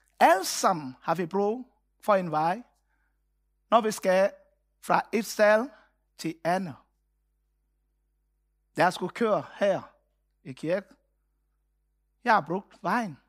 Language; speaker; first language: Danish; non-native, fluent; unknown